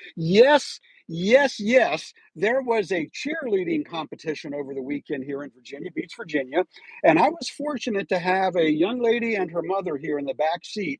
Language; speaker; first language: English; native; English